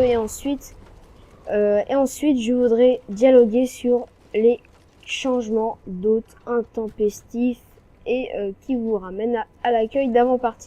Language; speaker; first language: French; native; French